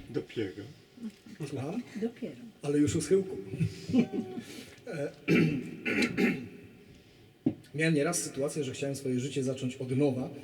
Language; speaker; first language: Polish; native; Polish